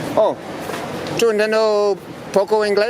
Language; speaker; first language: Spanish; non-native, learner; English